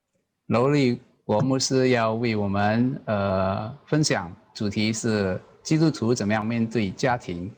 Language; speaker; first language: Chinese; non-native, learner; Indonesian